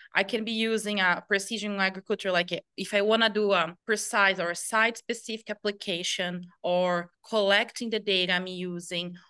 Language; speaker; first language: English; non-native, fluent; Portuguese